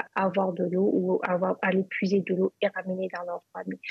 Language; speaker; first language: French; non-native, local second language; Hausa